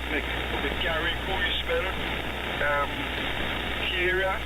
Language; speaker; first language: English; native; English